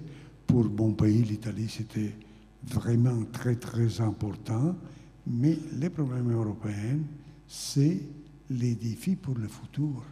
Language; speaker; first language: French; non-native, fluent; Italian